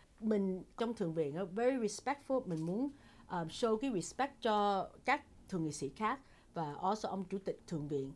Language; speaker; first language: Vietnamese; early bilingual, heritage; Vietnamese